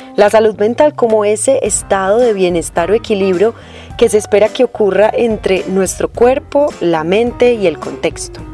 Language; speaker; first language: Spanish; native; Spanish